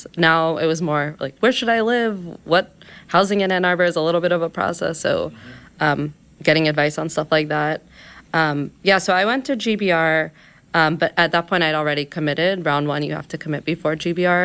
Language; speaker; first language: English; native; English